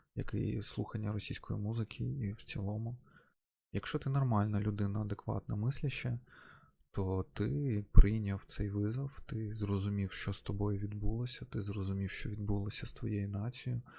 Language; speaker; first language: Ukrainian; non-native, local second language; Russian